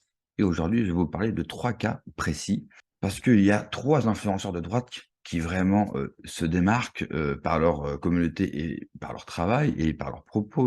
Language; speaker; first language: French; native; French